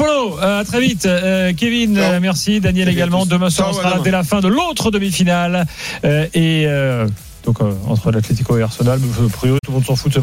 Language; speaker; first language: French; native; French